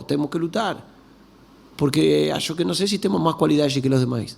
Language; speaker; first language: Portuguese; non-native, learner; Spanish